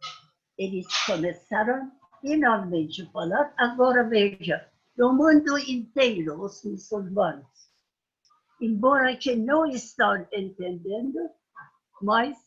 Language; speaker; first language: Portuguese; non-native, fluent; Persian